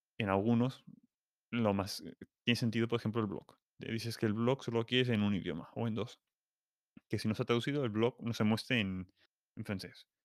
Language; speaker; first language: Spanish; non-native, local second language; Catalan